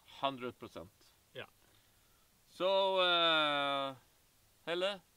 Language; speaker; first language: English; non-native, fluent; Swedish